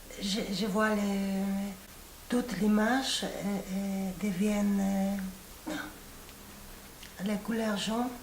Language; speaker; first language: French; non-native, fluent; Spanish